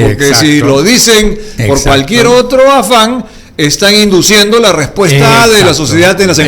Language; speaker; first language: Spanish; native; Spanish